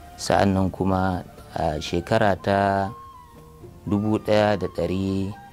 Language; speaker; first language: Hausa; native; Hausa